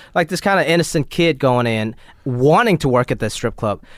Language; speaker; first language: English; non-native, local second language; Chinese